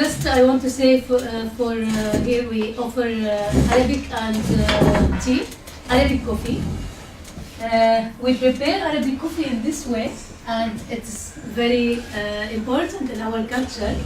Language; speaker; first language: English; non-native, learner; Arabic